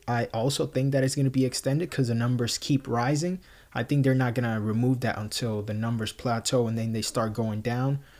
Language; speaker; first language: English; non-native, local second language; Spanish